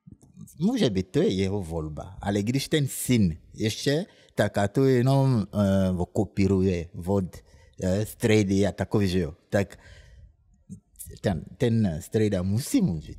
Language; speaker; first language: Czech; non-native, fluent; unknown